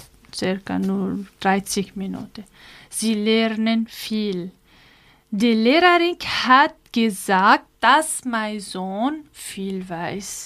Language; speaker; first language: German; non-native, learner; Arabic